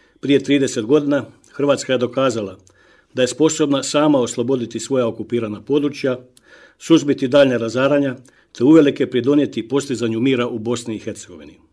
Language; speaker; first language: Croatian; native; Croatian